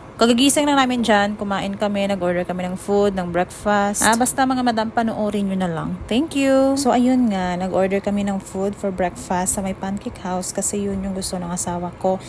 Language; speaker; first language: Filipino; non-native, local second language; Hiligaynon